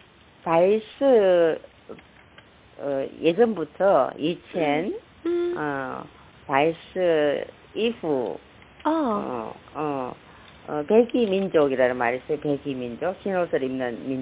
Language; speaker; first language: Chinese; non-native, learner; Korean